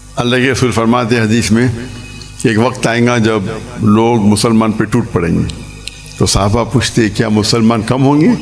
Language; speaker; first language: Urdu; non-native, local second language; Konkani